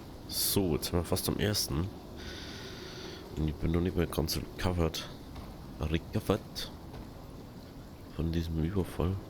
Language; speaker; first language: German; native; German